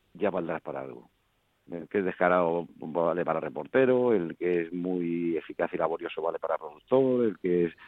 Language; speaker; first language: Spanish; native; Spanish